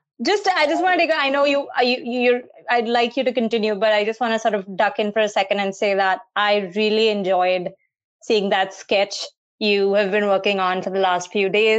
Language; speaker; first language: English; non-native, local second language; Hindi